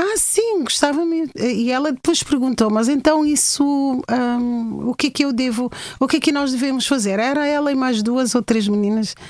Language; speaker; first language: Portuguese; non-native, local second language; Kabuverdianu